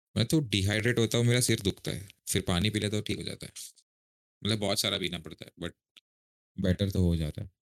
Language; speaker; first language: Hindi; non-native, local second language; Marathi